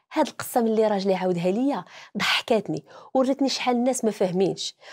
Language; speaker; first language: Arabic; native; Arabic